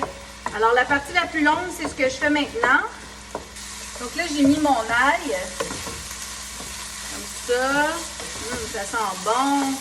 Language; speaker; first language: French; native; French